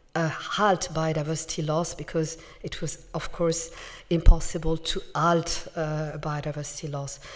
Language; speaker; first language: English; non-native, fluent; French